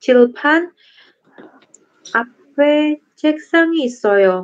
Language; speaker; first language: Korean; non-native, learner; Indonesian